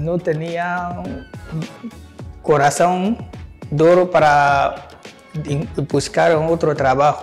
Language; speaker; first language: Spanish; non-native, fluent; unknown